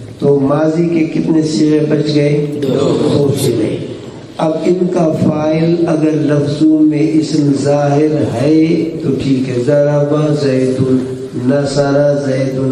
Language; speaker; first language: Urdu; non-native, local second language; Brahui